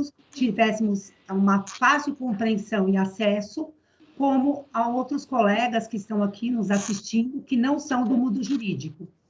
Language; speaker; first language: Portuguese; native; Portuguese